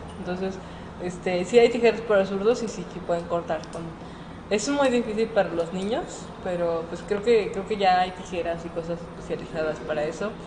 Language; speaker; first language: Spanish; native; Spanish